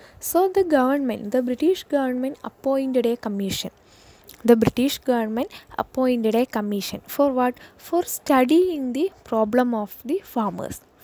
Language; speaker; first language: English; non-native, local second language; Malayalam